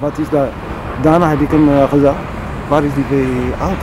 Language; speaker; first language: Dutch; non-native, learner; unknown